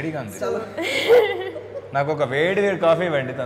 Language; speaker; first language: Telugu; non-native, learner; Hindi